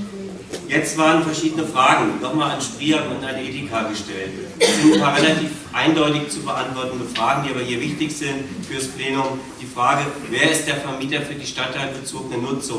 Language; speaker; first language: German; native; German